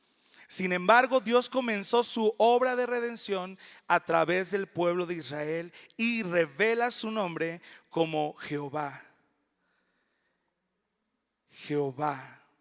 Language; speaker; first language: Spanish; native; Spanish